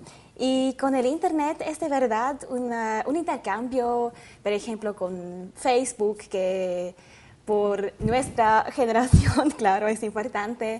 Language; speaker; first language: Spanish; non-native, learner; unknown